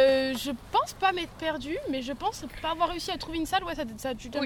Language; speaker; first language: French; native; French